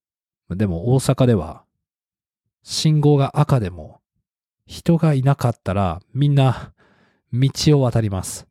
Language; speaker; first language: Japanese; non-native, fluent; English